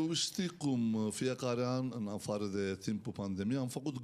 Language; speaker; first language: Romanian; non-native, learner; Turkish